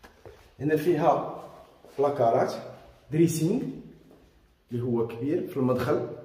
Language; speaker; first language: Arabic; native; Arabic